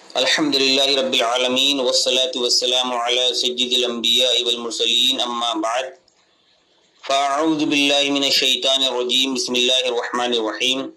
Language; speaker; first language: Urdu; native; Urdu